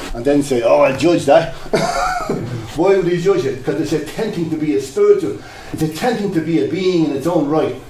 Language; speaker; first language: English; native; English